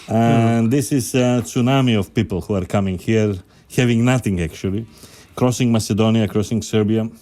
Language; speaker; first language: English; non-native, fluent; Macedonian